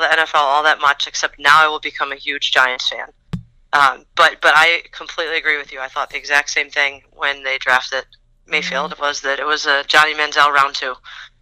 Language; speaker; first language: English; native; English